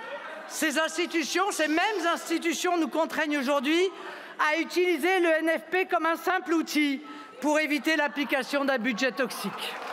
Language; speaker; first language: French; native; French